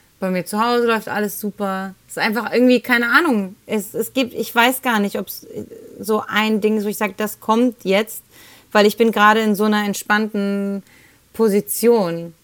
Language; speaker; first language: German; early bilingual, other home language; Spanish